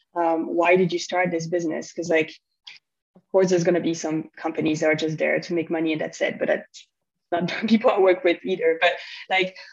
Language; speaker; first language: English; non-native, fluent; French